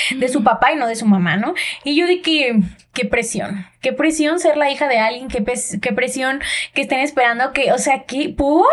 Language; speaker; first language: Spanish; native; Spanish